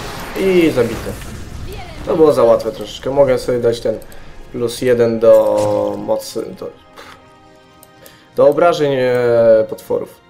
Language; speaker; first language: Polish; native; Polish